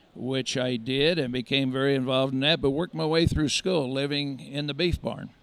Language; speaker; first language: English; native; English